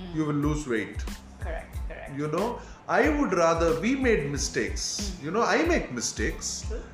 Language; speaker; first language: English; non-native, local second language; Tamil